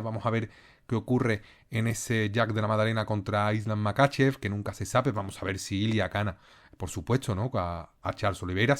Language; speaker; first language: Spanish; native; Spanish